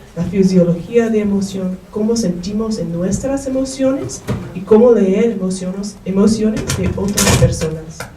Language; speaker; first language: Spanish; non-native, learner; English